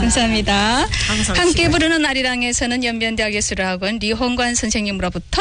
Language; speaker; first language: Korean; native; Korean